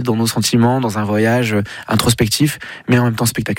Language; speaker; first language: French; native; French